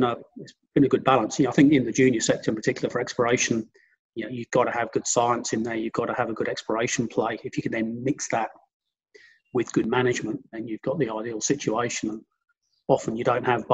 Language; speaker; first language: English; native; English